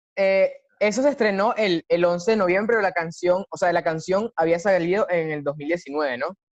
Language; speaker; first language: Spanish; native; Spanish